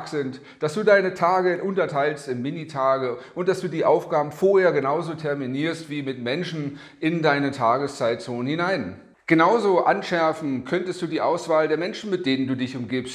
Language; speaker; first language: German; native; German